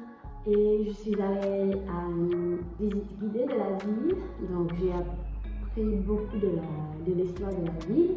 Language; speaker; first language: French; non-native, learner; English